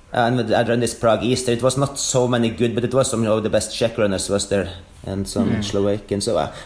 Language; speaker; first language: English; non-native, fluent; Norwegian